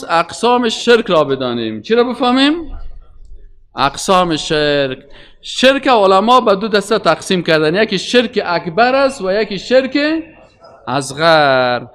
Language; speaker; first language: Persian; native; Persian